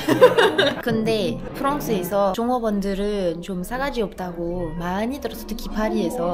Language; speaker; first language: Korean; non-native, fluent; French